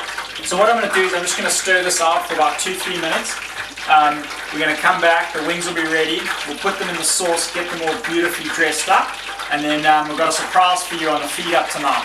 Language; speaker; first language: English; native; English